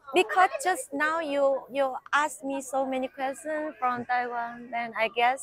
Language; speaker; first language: English; non-native, learner; Vietnamese